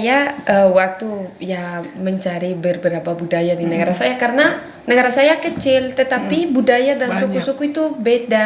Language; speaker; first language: Indonesian; non-native, fluent; Spanish